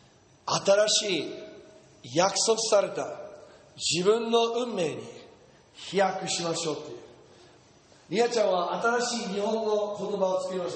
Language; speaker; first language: Japanese; non-native, fluent; English